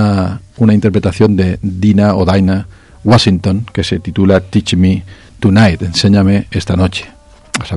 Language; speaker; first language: Spanish; native; Spanish